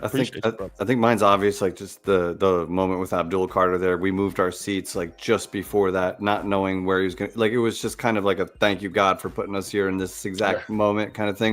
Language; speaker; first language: English; native; English